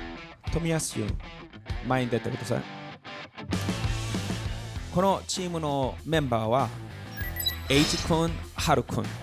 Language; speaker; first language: Japanese; non-native, fluent; Korean